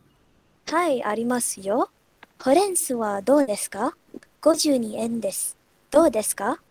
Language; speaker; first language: Japanese; non-native, learner; Malay